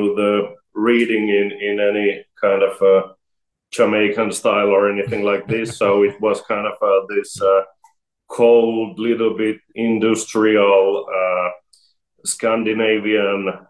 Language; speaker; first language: English; non-native, fluent; Finnish